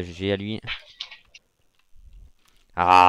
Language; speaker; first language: French; native; French